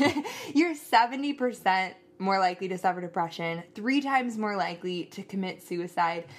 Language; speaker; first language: English; native; English